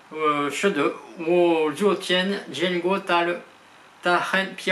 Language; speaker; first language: Chinese; non-native, learner; French